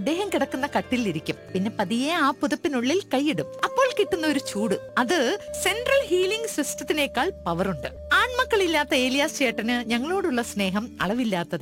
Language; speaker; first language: Malayalam; native; Malayalam